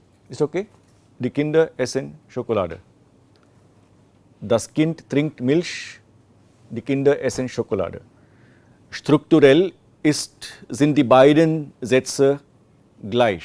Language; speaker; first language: German; non-native, fluent; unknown